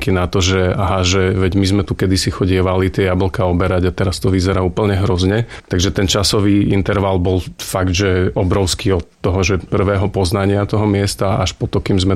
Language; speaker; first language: Slovak; native; Slovak